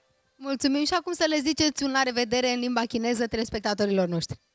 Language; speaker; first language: Romanian; native; Romanian